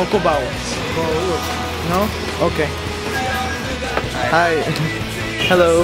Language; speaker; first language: English; non-native, local second language; Filipino